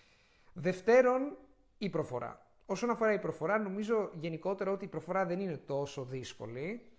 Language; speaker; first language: Greek; non-native, fluent; Italian